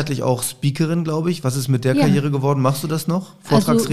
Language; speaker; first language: German; native; German